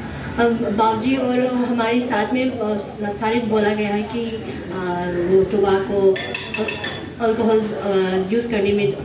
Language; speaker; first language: Hindi; non-native, local second language; Manipuri